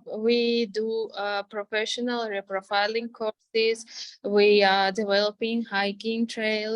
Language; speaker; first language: English; non-native, fluent; Armenian